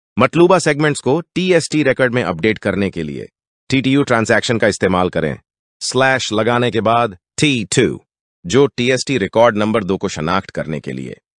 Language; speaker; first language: Urdu; native; Urdu